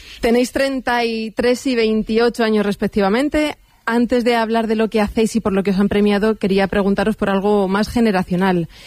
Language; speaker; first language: Spanish; native; Spanish